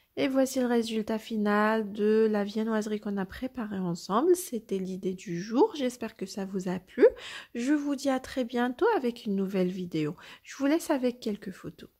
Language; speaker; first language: French; non-native, local second language; Arabic